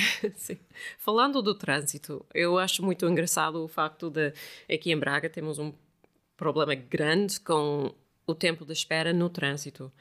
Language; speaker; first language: Portuguese; non-native, fluent; English